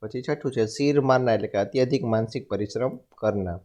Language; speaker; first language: Hindi; non-native, local second language; Gujarati